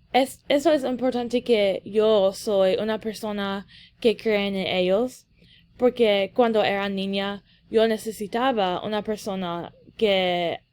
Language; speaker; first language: Spanish; early bilingual, heritage; English